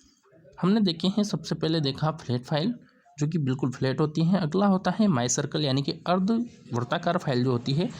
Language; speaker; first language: Hindi; native; Hindi